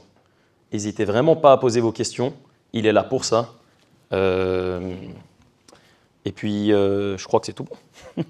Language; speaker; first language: French; native; French